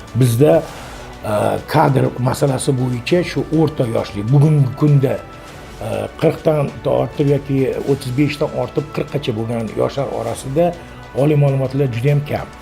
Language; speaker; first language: Uzbek; native; Uzbek